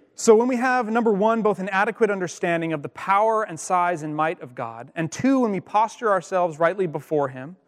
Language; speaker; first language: English; native; English